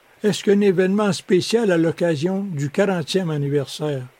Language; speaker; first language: French; native; French